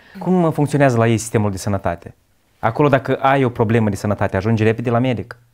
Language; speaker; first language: Romanian; native; Romanian